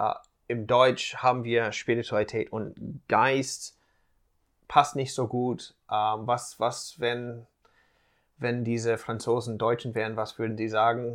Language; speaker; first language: German; non-native, fluent; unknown